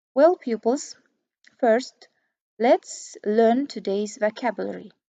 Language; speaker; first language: English; non-native, fluent; Kazakh